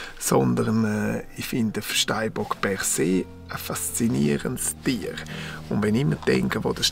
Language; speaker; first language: German; non-native, local second language; Romansh